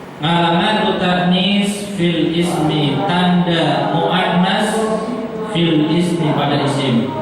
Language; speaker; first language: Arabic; non-native, fluent; Indonesian